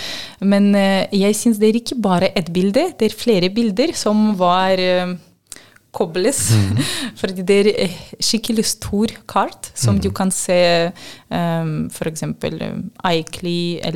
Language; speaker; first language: Norwegian; non-native, learner; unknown